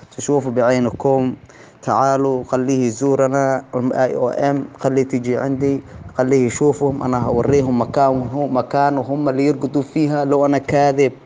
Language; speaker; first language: Arabic; non-native, local second language; Somali